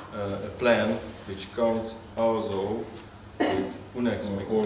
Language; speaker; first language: English; non-native, learner; Hungarian